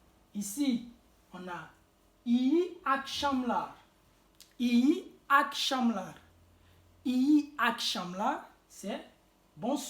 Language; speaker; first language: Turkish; non-native, fluent; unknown